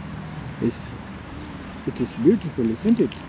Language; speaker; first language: English; non-native, fluent; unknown